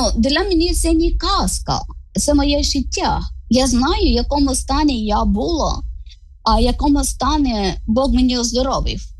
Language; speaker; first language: Ukrainian; non-native, fluent; Malayalam